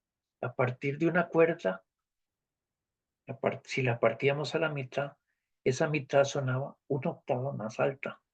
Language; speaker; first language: Spanish; native; Spanish